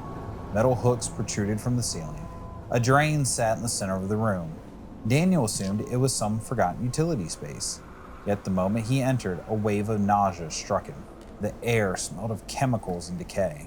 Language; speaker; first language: English; native; English